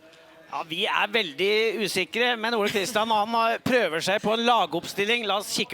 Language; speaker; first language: Norwegian; native; Norwegian